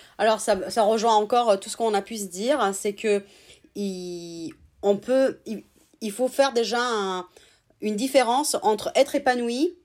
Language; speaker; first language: French; non-native, fluent; Italian